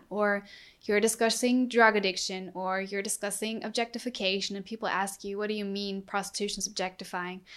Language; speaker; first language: English; non-native, fluent; German